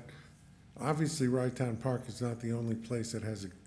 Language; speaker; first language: English; native; English